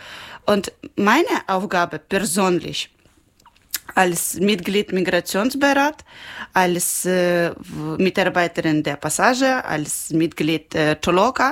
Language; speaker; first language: German; non-native, learner; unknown